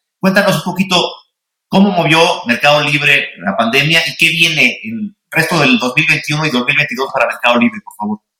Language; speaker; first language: Spanish; native; Spanish